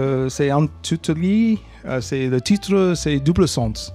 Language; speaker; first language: French; non-native, learner; English